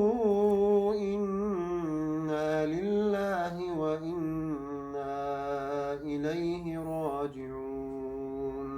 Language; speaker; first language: Arabic; native; Arabic